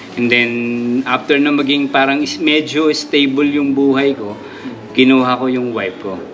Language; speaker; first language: Filipino; native; Filipino